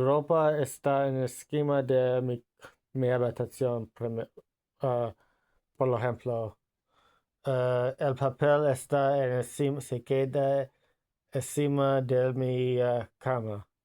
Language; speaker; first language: Spanish; non-native, learner; English